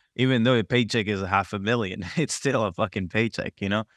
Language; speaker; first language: English; non-native, local second language; Kinyarwanda